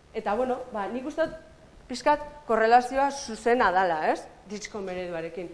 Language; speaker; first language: Basque; native; Basque